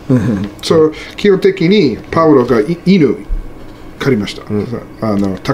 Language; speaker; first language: Japanese; non-native, learner; English